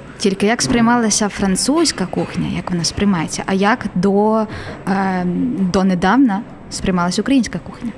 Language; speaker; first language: Ukrainian; native; Ukrainian